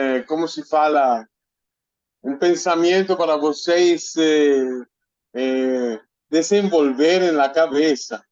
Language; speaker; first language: Portuguese; non-native, fluent; Spanish